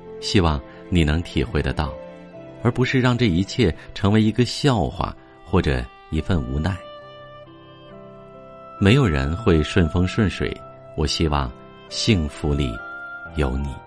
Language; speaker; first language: Chinese; native; Chinese